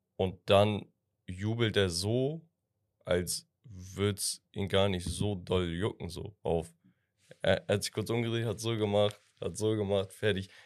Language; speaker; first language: German; early bilingual, other home language; Turkish